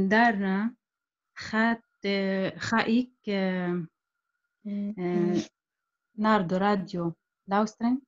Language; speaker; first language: Dutch; non-native, learner; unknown